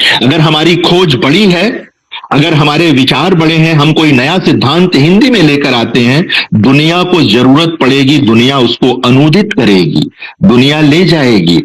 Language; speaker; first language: Hindi; non-native, local second language; Bhojpuri